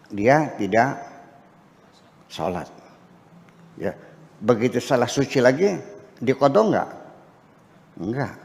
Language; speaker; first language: Indonesian; native; Indonesian